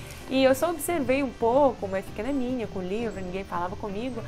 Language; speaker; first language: Portuguese; non-native, fluent; Russian